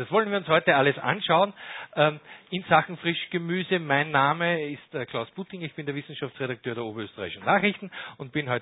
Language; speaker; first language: German; native; German